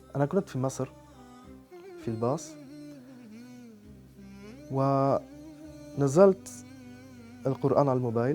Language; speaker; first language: Arabic; non-native, fluent; French